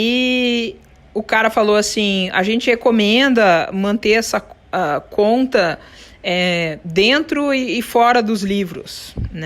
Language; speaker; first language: Portuguese; native; Portuguese